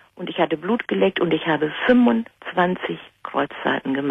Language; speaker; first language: German; native; German